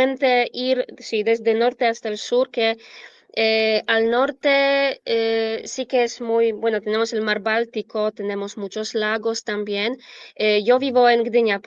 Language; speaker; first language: Spanish; non-native, fluent; Polish